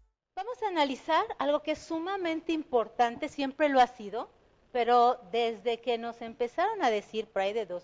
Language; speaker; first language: Spanish; native; Spanish